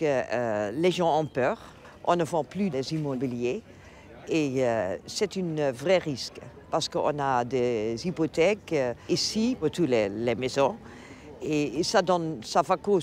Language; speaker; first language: French; non-native, fluent; Dutch